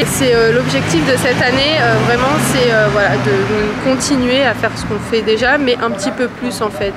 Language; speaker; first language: French; native; French